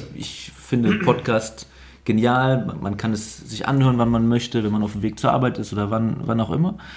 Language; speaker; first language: German; native; German